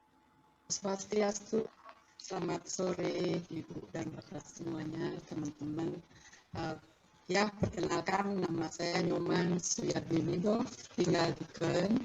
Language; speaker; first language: Indonesian; non-native, local second language; Balinese